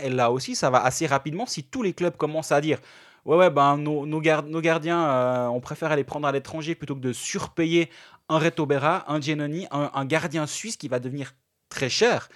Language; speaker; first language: French; native; French